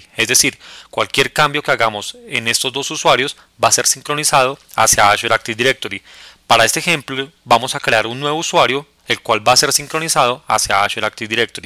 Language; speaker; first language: Spanish; native; Spanish